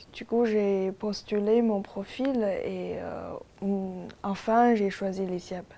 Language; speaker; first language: French; non-native, learner; Chinese